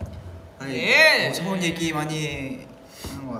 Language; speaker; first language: Korean; non-native, fluent; Vietnamese